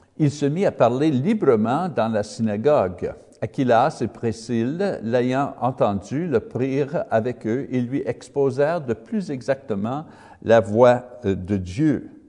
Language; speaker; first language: French; non-native, fluent; English